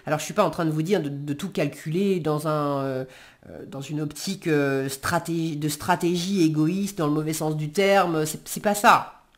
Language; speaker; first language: French; native; French